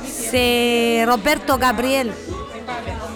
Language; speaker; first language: French; non-native, learner; Romanian